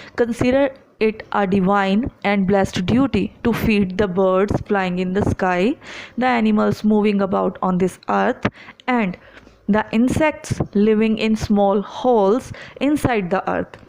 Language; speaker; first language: English; non-native, local second language; Punjabi